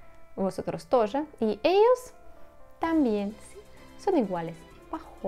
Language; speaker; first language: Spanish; non-native, fluent; Russian